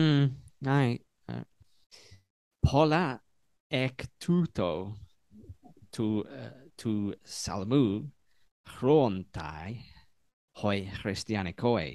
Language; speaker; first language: Greek; non-native, learner; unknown